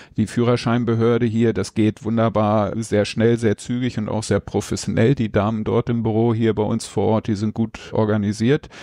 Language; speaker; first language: German; native; German